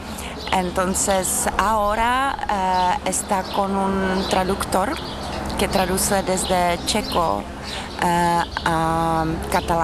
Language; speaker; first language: Spanish; non-native, fluent; Czech